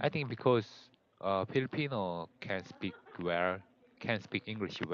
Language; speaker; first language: English; non-native, learner; Korean